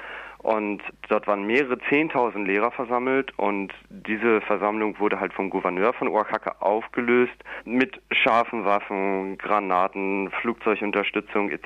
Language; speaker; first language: German; native; German